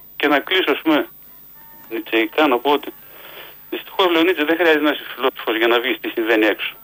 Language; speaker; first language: Greek; native; Greek